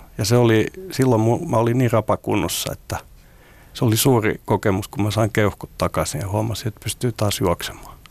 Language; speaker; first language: Finnish; non-native, local second language; Swedish